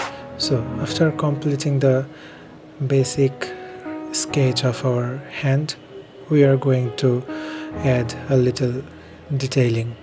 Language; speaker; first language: English; non-native, fluent; Bangla